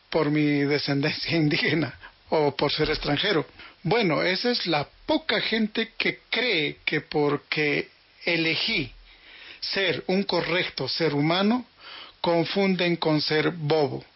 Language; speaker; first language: Spanish; native; Spanish